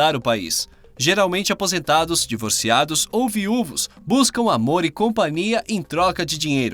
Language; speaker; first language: Portuguese; native; Portuguese